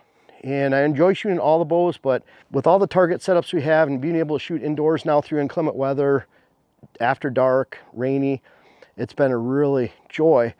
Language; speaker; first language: English; native; English